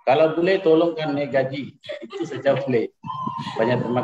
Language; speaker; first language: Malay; non-native, local second language; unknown